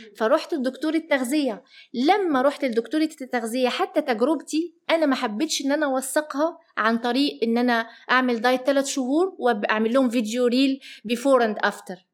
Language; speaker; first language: Arabic; early bilingual, heritage; Arabic